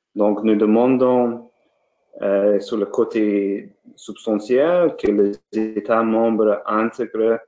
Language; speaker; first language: French; non-native, fluent; English